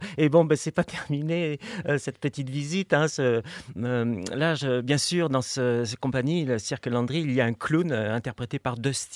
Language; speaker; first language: French; native; French